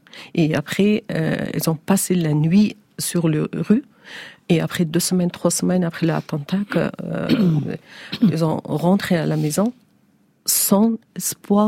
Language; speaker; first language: French; non-native, learner; Persian